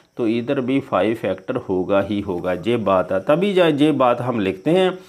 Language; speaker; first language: Hindi; non-native, local second language; Punjabi